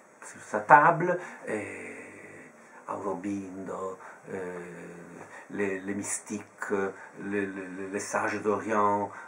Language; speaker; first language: French; non-native, fluent; Italian